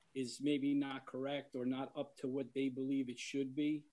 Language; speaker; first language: English; native; English